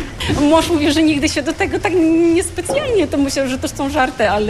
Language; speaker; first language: Polish; non-native, fluent; Ukrainian